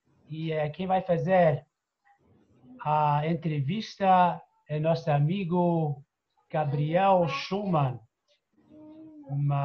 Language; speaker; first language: Portuguese; non-native, fluent; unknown